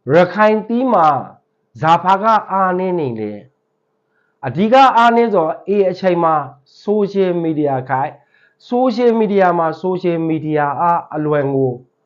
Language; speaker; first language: Burmese; native; Burmese